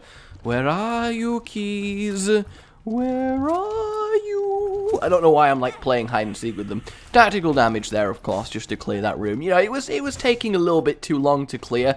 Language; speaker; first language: English; native; English